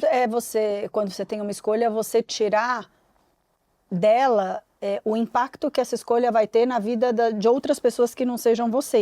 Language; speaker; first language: Portuguese; native; Portuguese